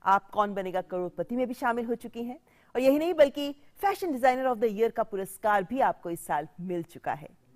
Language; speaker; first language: Hindi; native; Hindi